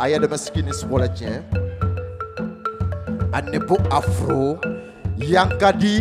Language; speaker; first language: Czech; non-native, learner; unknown